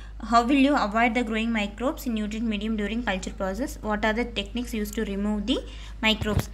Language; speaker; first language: English; non-native, local second language; Tamil